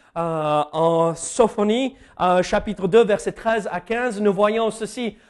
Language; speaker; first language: French; non-native, fluent; English